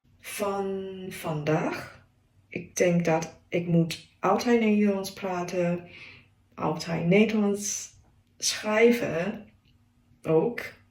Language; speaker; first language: Dutch; non-native, learner; Chinese